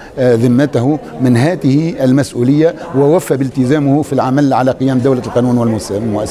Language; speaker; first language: Arabic; native; Arabic